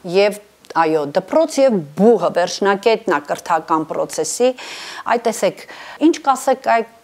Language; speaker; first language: Armenian; native; Armenian